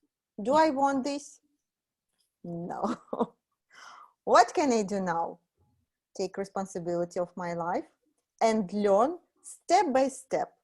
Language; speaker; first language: English; non-native, fluent; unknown